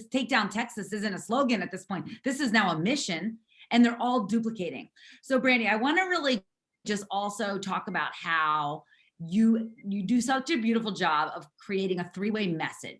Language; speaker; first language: English; native; English